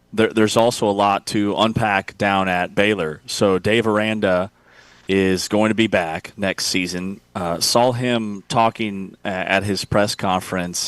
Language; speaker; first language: English; native; English